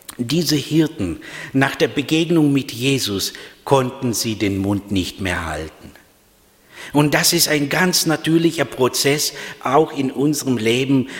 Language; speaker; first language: German; non-native, fluent; Russian